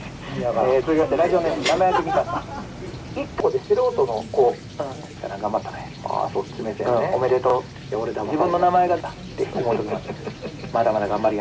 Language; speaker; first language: Japanese; native; Japanese